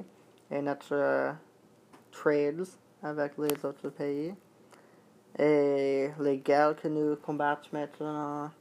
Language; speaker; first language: French; non-native, learner; English